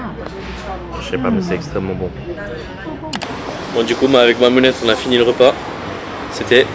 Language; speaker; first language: French; native; French